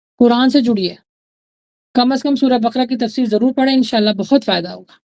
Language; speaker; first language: Urdu; native; Urdu